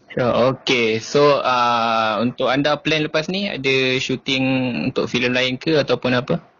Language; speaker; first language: Malay; native; Malay